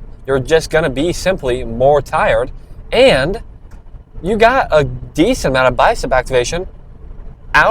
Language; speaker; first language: English; native; English